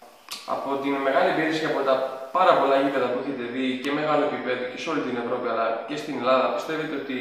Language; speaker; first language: Greek; native; Greek